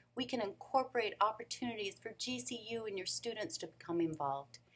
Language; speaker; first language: English; native; English